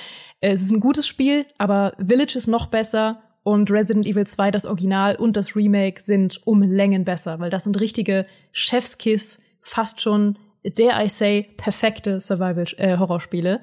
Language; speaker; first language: German; native; German